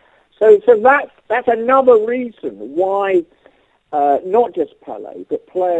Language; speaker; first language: English; native; English